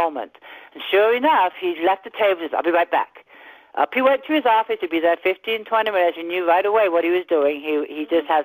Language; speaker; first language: English; native; English